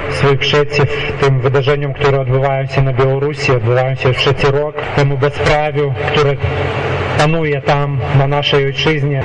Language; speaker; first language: Polish; non-native, local second language; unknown